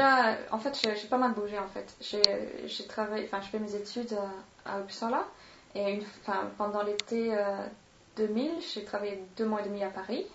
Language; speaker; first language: French; non-native, fluent; Swedish